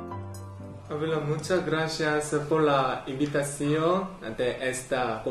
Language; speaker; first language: Spanish; non-native, learner; Korean